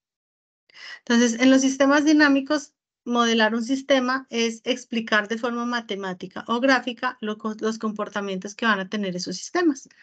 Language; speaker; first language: Spanish; native; Spanish